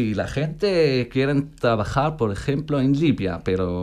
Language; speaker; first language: Spanish; non-native, learner; German